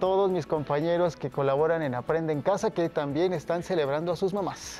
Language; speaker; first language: Spanish; native; Spanish